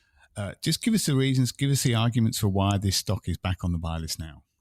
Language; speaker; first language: English; native; English